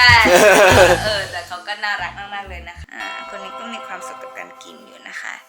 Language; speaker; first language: Thai; native; Thai